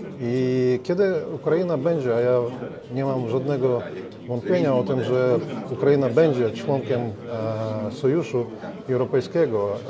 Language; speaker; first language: Polish; non-native, learner; Ukrainian